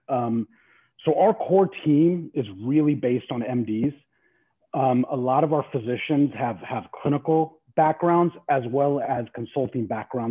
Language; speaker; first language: English; native; English